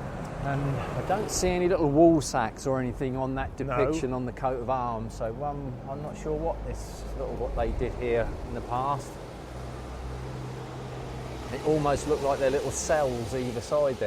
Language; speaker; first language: English; native; English